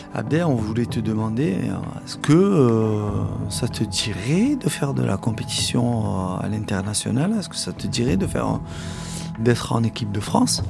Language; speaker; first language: French; non-native, local second language; Arabic